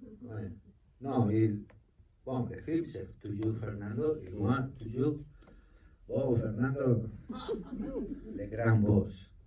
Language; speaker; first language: French; non-native, learner; Spanish